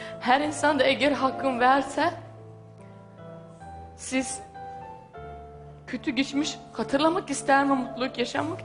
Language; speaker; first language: Turkish; non-native, learner; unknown